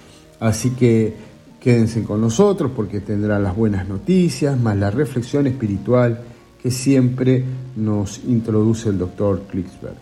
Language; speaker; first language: Spanish; native; Spanish